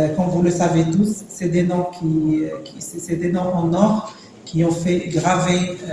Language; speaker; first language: French; non-native, local second language; Arabic